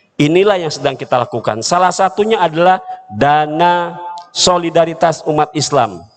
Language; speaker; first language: Indonesian; native; Indonesian